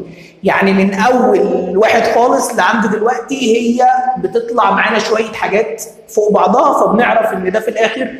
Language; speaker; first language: Arabic; native; Arabic